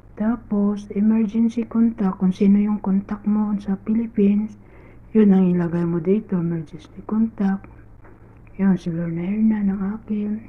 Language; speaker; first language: Filipino; non-native, local second language; Cebuano